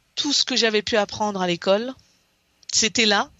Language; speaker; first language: French; native; French